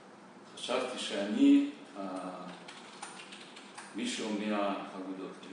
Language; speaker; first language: Hebrew; non-native, learner; Russian